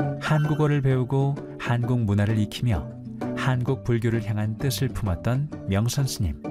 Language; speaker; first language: Korean; native; Korean